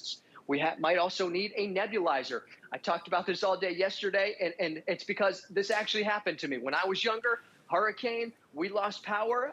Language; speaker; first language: English; native; English